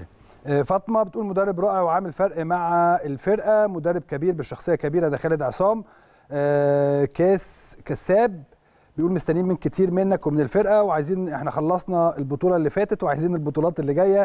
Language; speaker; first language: Arabic; native; Arabic